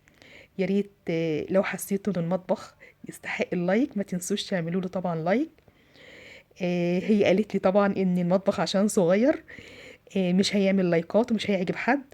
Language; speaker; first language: Arabic; native; Arabic